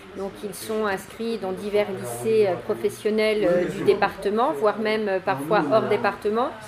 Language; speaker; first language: French; native; French